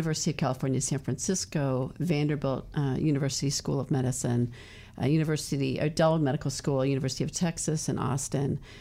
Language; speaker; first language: English; native; English